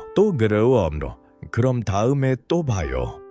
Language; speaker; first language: Korean; non-native, fluent; Uzbek